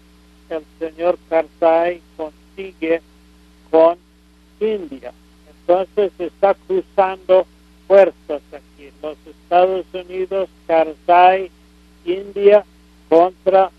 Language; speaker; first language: Spanish; non-native, fluent; English